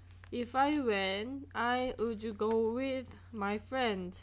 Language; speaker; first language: English; non-native, learner; Korean